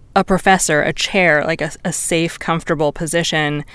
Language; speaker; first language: English; native; English